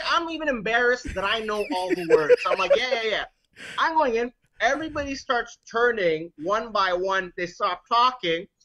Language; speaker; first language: English; native; English